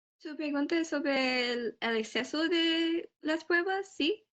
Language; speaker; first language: Spanish; non-native, learner; English